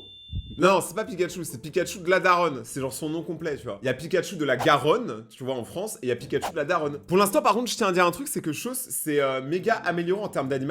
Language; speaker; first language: French; native; French